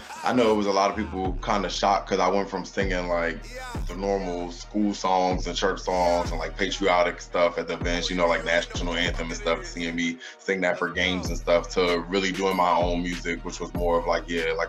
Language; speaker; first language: English; native; English